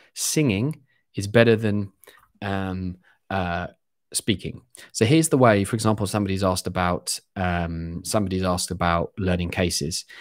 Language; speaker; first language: English; native; English